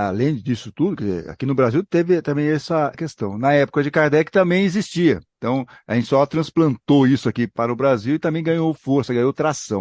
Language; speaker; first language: Portuguese; native; Portuguese